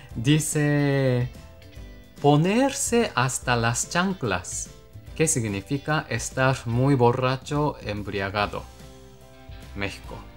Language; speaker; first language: Spanish; non-native, fluent; Japanese